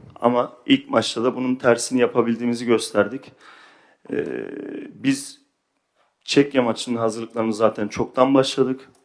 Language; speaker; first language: Turkish; early bilingual, heritage; Turkish